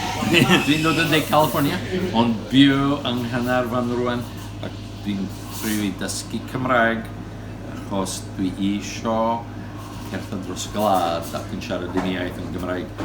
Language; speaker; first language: Welsh; non-native, learner; English